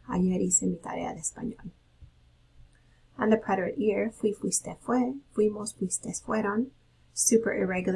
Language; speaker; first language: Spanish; non-native, fluent; English